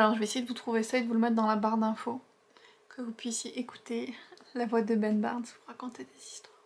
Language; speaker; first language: French; native; French